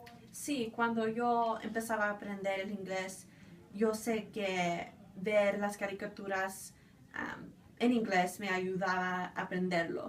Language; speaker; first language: Spanish; early bilingual, other home language; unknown